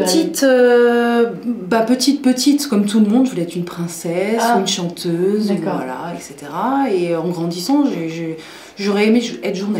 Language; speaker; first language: French; native; French